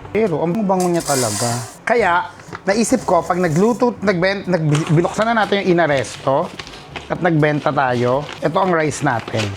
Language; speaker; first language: Filipino; non-native, local second language; Pampanga